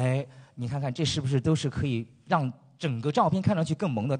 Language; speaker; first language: Chinese; native; Chinese